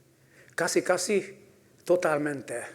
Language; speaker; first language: Spanish; non-native, fluent; Hungarian